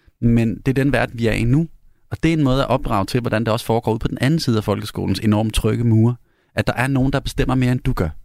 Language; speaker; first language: Danish; native; Danish